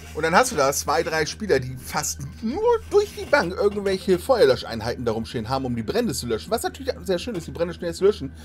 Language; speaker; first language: German; native; German